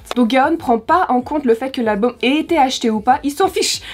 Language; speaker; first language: French; native; French